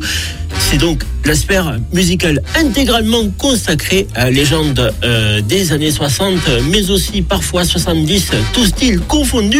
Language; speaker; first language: French; native; French